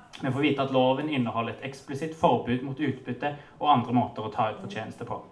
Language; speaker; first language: Norwegian; native; Norwegian